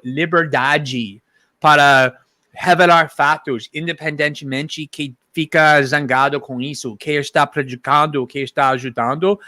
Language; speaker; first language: Portuguese; non-native, fluent; English